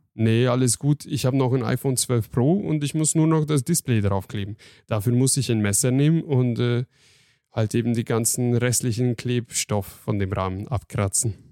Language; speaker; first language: German; non-native, fluent; Hungarian